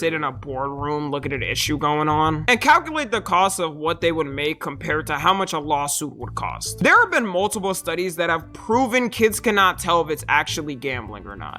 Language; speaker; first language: English; native; English